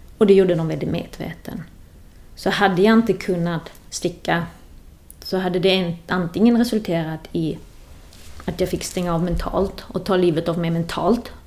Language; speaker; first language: Swedish; non-native, fluent; German